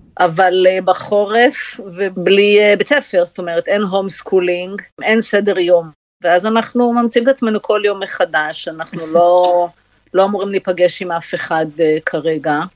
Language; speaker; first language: Hebrew; native; Hebrew